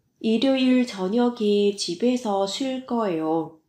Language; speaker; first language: Korean; non-native, fluent; Vietnamese